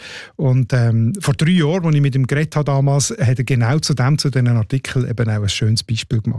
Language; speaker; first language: German; native; German